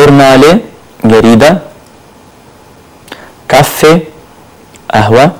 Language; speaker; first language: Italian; non-native, fluent; Arabic